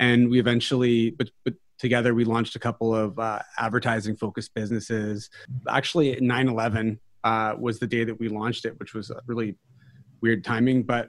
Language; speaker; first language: English; native; English